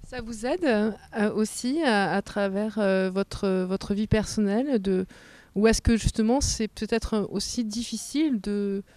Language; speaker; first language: French; native; French